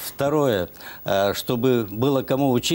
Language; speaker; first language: Russian; native; Russian